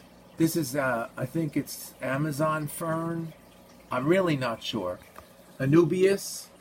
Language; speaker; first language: English; native; English